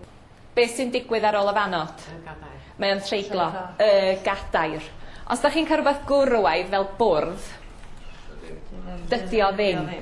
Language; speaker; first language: Welsh; native; Welsh